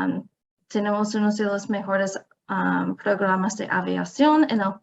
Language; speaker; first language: Spanish; non-native, fluent; English